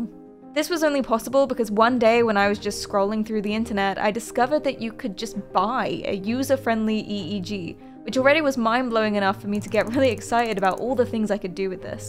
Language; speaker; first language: English; native; English